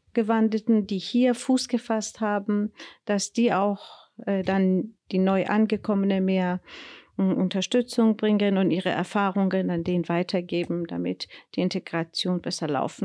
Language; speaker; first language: German; non-native, learner; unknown